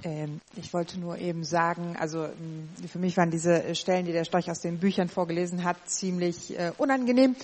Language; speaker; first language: German; native; German